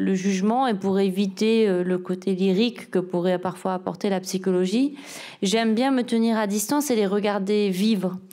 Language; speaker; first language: French; native; French